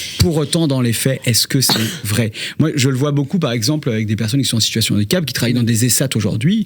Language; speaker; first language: French; native; French